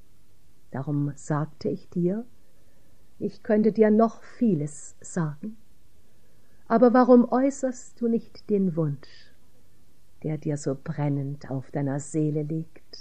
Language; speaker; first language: German; native; German